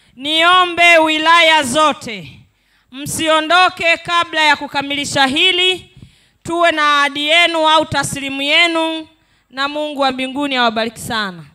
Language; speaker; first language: Swahili; native; Swahili